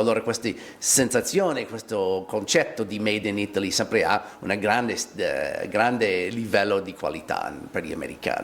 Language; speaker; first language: Italian; non-native, fluent; English